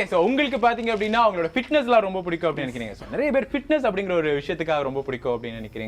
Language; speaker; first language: Tamil; native; Tamil